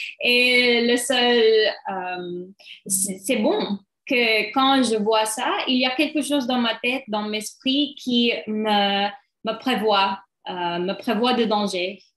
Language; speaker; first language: French; non-native, learner; English